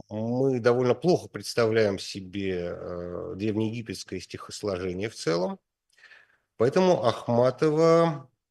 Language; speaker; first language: Russian; native; Russian